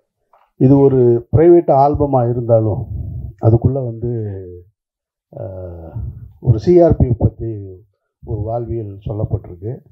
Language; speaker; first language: Tamil; native; Tamil